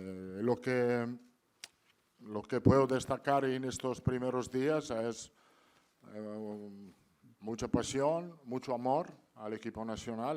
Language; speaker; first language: Spanish; non-native, fluent; Italian